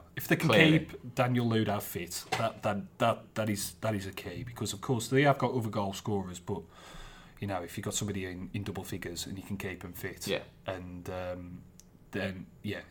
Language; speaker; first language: English; native; English